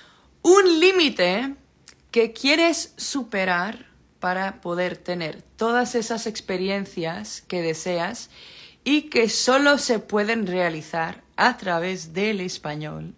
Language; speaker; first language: Spanish; non-native, fluent; Dutch